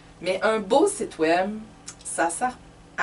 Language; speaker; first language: French; native; French